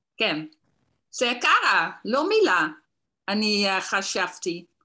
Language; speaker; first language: Hebrew; non-native, learner; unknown